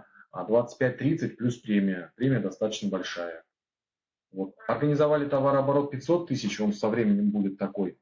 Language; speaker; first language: Russian; native; Russian